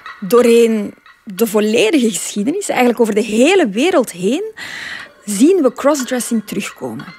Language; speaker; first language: Dutch; native; Dutch